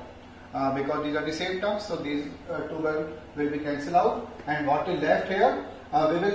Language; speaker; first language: English; non-native, local second language; Hindi